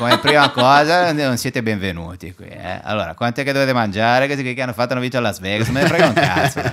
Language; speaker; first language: Italian; native; Italian